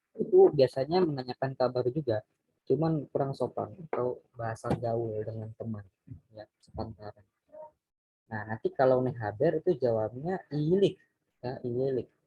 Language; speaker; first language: Indonesian; native; Indonesian